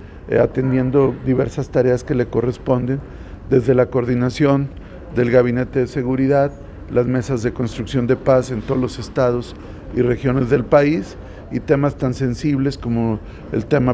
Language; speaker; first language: Spanish; native; Spanish